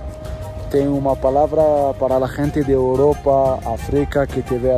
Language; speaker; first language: Spanish; non-native, learner; French